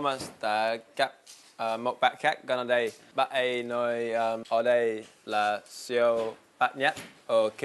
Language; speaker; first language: Vietnamese; non-native, learner; English